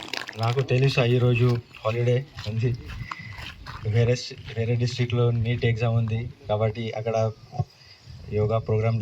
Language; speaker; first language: Telugu; non-native, learner; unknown